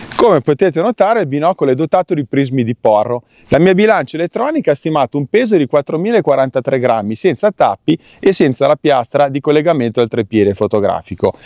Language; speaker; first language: Italian; native; Italian